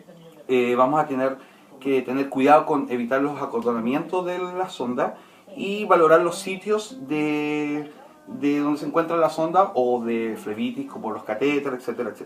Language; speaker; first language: Spanish; native; Spanish